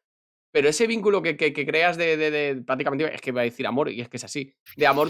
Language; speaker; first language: Spanish; native; Spanish